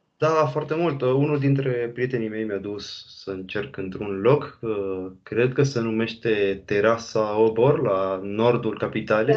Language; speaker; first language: Romanian; non-native, fluent; Spanish